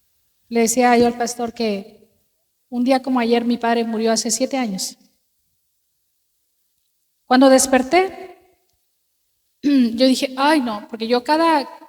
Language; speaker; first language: Spanish; native; Spanish